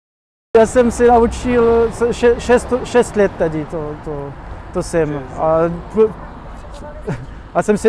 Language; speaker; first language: Czech; non-native, fluent; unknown